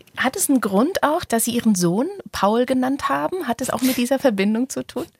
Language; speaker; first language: German; native; German